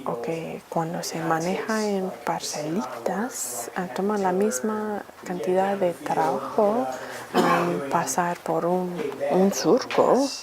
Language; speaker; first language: Spanish; non-native, fluent; English